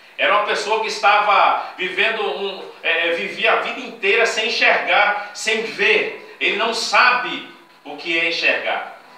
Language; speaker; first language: Portuguese; native; Portuguese